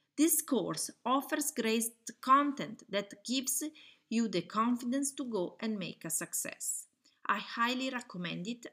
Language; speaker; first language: English; non-native, fluent; Italian